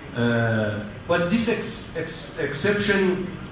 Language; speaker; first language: English; non-native, fluent; Persian